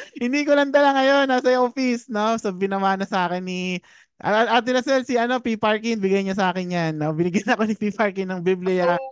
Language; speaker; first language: Filipino; native; Filipino